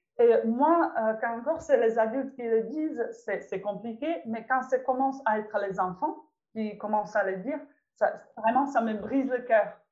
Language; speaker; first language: French; non-native, fluent; Czech